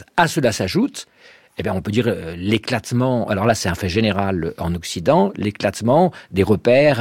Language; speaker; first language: French; native; French